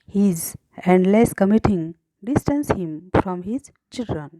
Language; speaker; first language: English; non-native, local second language; Marathi